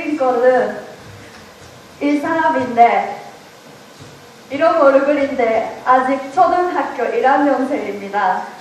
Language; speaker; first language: Korean; non-native, learner; Japanese